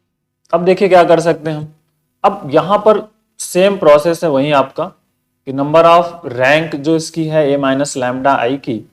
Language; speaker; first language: Hindi; native; Hindi